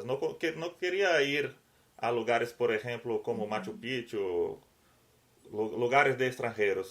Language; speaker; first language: Spanish; non-native, learner; Portuguese